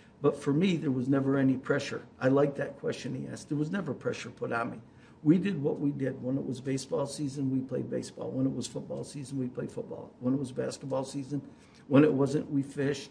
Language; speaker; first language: English; native; English